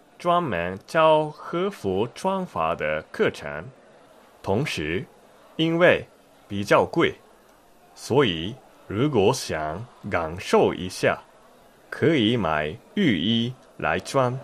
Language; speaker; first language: Chinese; non-native, fluent; Japanese